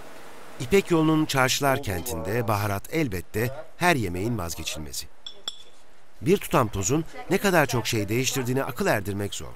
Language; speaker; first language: Turkish; native; Turkish